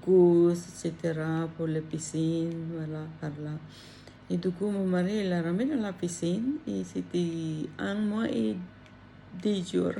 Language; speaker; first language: French; non-native, learner; Filipino